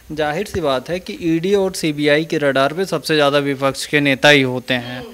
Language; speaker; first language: Hindi; native; Hindi